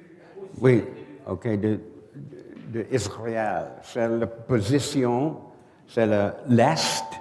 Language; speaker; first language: French; non-native, learner; English